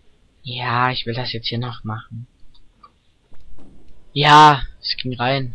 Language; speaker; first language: German; native; German